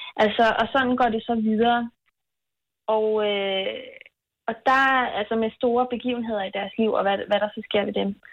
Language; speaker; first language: Danish; native; Danish